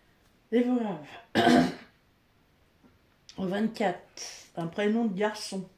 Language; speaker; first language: French; native; French